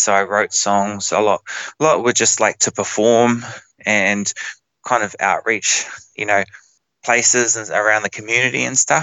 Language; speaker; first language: English; native; English